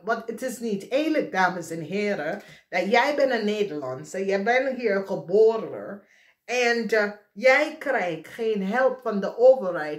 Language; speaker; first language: Dutch; non-native, fluent; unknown